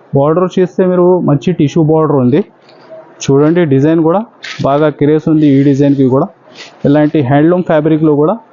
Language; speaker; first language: Telugu; non-native, local second language; Urdu